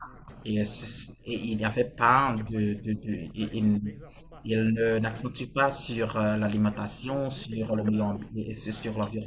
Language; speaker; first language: French; non-native, fluent; Portuguese